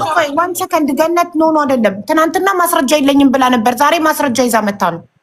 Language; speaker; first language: Amharic; native; Amharic